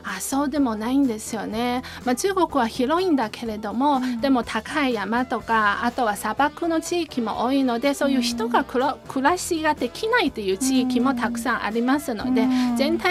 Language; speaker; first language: Japanese; non-native, fluent; Chinese